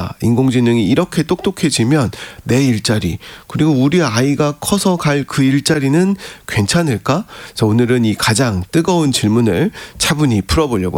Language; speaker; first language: Korean; native; Korean